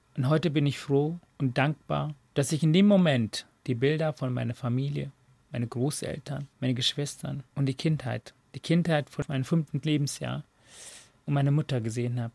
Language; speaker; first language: German; non-native, fluent; Tamil